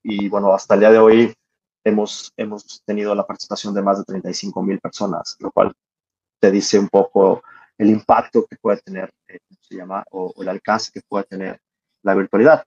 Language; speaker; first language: Spanish; native; Spanish